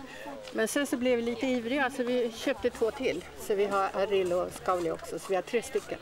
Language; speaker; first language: Swedish; native; Swedish